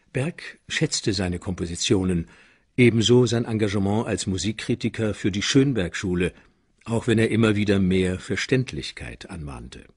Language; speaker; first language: German; native; German